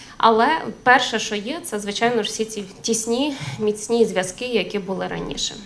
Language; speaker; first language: Ukrainian; native; Ukrainian